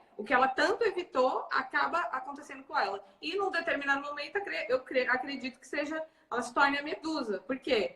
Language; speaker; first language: Portuguese; native; Portuguese